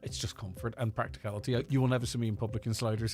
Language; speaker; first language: English; native; English